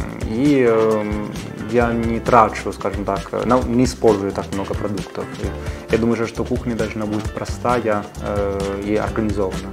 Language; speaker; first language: Russian; non-native, fluent; Italian